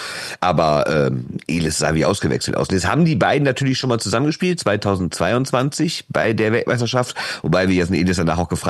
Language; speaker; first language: German; native; German